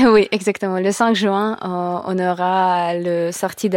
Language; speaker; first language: French; non-native, learner; Russian